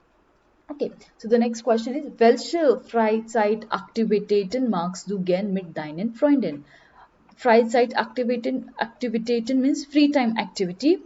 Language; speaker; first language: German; non-native, learner; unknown